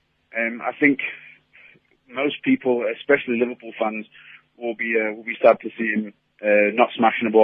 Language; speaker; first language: English; native; English